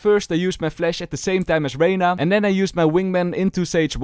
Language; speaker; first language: English; non-native, fluent; Dutch